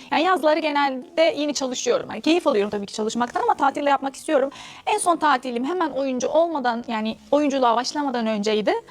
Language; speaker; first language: Turkish; non-native, fluent; Arabic